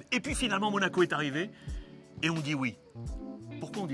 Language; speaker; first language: French; native; French